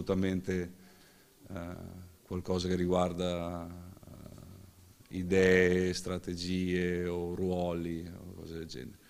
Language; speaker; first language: Italian; native; Italian